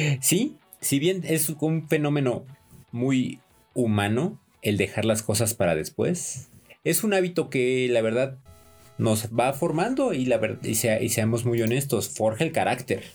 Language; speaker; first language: Spanish; native; Spanish